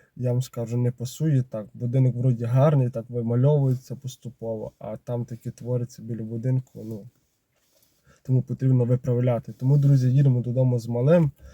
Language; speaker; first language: Ukrainian; native; Ukrainian